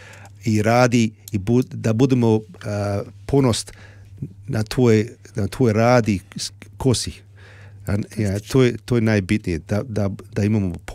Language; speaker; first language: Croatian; early bilingual, heritage; Serbian